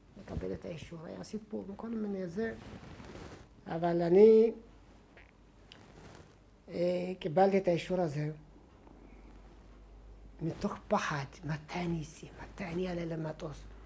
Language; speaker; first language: Hebrew; non-native, fluent; Amharic